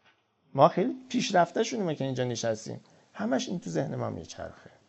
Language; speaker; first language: Persian; native; Persian